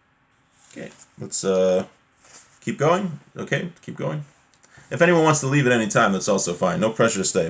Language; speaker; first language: English; native; English